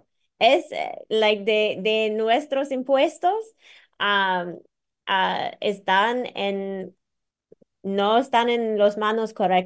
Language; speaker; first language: Spanish; non-native, fluent; English